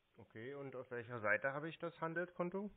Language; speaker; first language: German; native; German